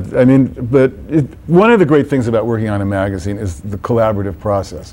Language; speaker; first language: English; native; English